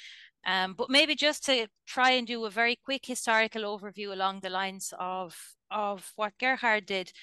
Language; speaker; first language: English; native; English